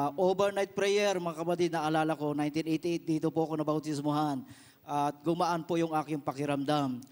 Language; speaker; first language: Filipino; non-native, local second language; Iloko